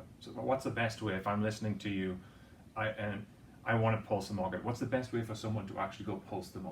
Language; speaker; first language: English; native; English